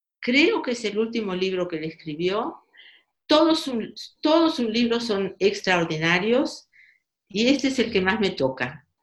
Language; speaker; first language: Spanish; native; Spanish